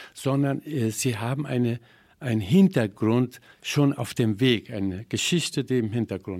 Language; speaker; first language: German; non-native, fluent; Persian